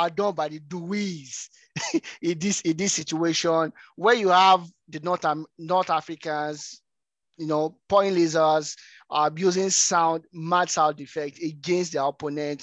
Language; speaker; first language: English; non-native, local second language; Yoruba